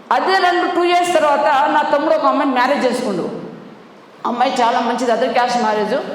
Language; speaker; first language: Telugu; non-native, local second language; Lambadi